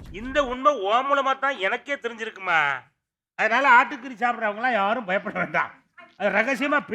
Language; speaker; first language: Tamil; native; Tamil